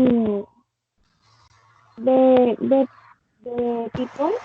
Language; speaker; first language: English; non-native, learner; Spanish